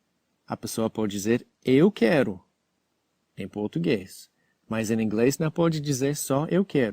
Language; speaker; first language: Portuguese; non-native, fluent; English